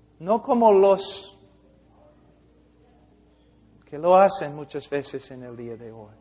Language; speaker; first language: Spanish; non-native, fluent; English